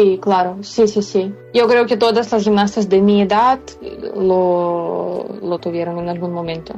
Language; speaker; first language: Spanish; non-native, fluent; Ukrainian